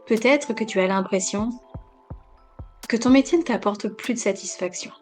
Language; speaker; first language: French; native; French